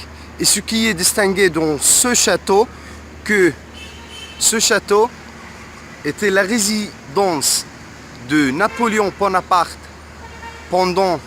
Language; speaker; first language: French; non-native, fluent; Arabic